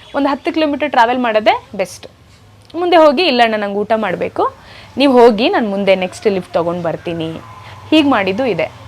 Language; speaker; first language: Kannada; non-native, local second language; Urdu